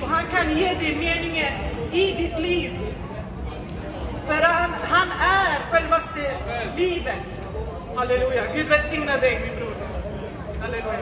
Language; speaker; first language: Swedish; non-native, fluent; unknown